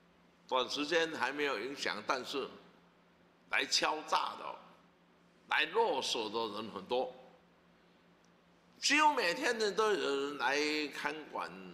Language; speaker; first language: Chinese; native; Chinese